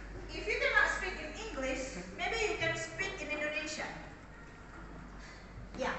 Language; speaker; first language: English; non-native, learner; Indonesian